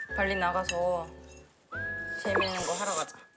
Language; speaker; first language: Korean; non-native, fluent; Russian